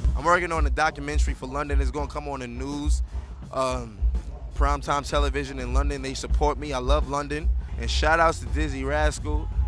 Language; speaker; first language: English; native; English